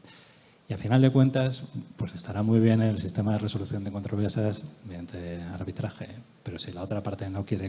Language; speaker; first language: Spanish; native; Spanish